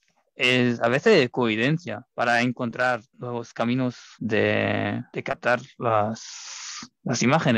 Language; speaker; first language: Spanish; non-native, fluent; German